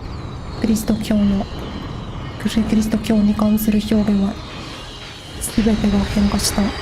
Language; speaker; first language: Japanese; non-native, learner; English